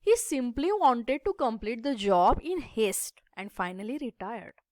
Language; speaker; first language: English; non-native, local second language; Marathi